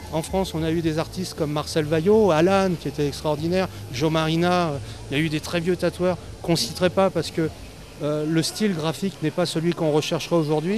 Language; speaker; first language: French; native; French